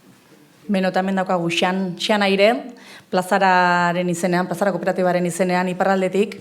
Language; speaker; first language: Basque; native; Basque